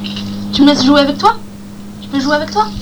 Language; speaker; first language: French; native; French